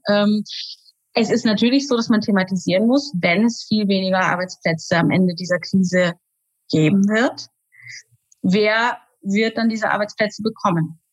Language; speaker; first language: German; native; German